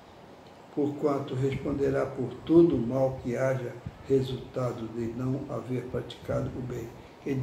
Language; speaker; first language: Portuguese; native; Portuguese